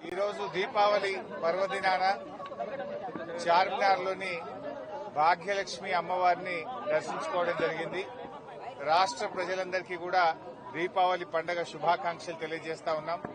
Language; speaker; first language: Telugu; native; Telugu